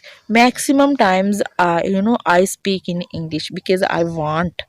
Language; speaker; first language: English; non-native, learner; Hindi